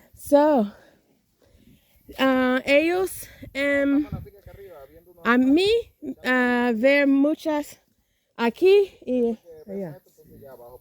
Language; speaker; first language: Spanish; non-native, learner; English